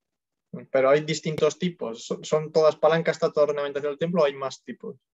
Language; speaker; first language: Spanish; non-native, learner; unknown